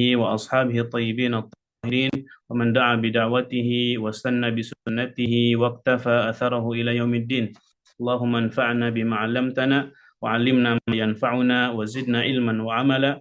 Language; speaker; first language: Arabic; non-native, fluent; Indonesian